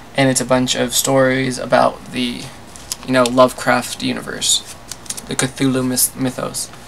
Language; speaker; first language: English; native; English